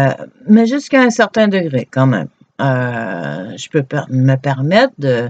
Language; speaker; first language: French; native; French